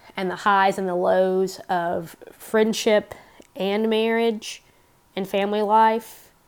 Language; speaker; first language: English; native; English